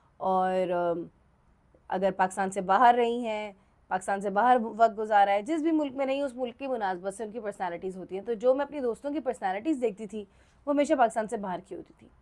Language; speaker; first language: Urdu; native; Urdu